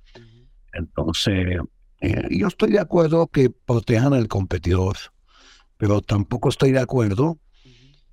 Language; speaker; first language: Spanish; non-native, fluent; Arabic